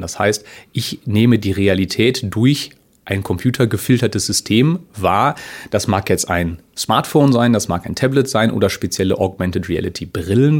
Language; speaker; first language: German; native; German